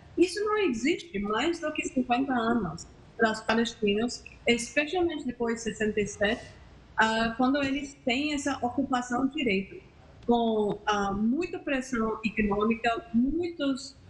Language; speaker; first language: Portuguese; non-native, fluent; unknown